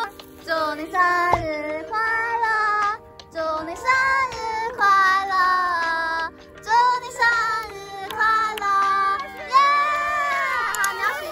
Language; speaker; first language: Chinese; native; Chinese